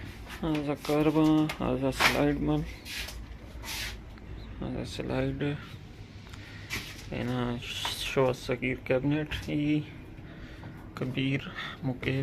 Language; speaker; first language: Arabic; non-native, learner; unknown